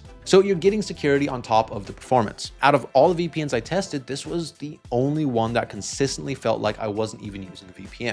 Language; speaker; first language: English; native; English